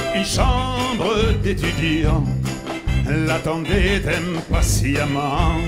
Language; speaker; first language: German; non-native, fluent; Spanish